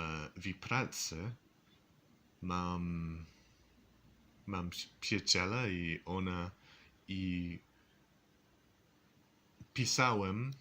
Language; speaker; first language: Polish; non-native, learner; English